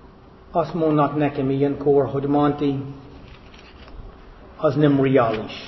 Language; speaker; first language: Hungarian; non-native, fluent; English